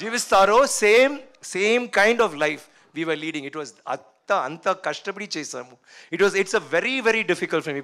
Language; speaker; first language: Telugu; non-native, learner; Tamil